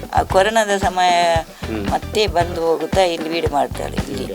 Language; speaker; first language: Kannada; non-native, local second language; Tulu